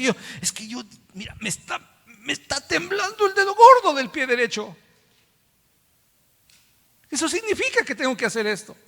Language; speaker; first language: Spanish; native; Spanish